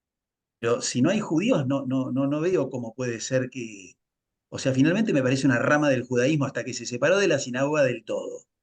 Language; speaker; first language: Spanish; native; Spanish